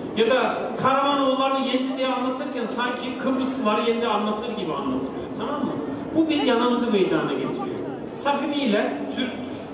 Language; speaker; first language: Turkish; native; Turkish